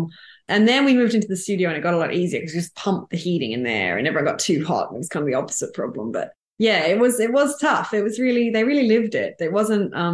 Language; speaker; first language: English; native; English